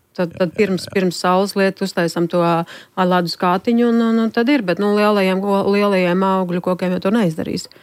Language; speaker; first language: Latvian; native; Latvian